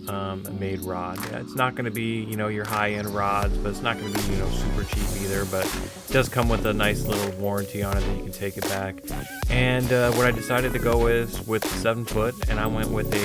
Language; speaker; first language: English; native; English